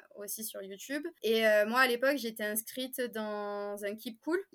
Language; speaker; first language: French; native; French